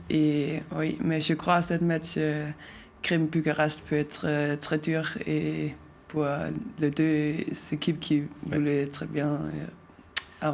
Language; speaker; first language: French; non-native, learner; Danish